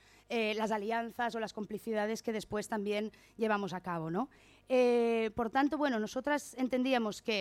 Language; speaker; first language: Spanish; native; Spanish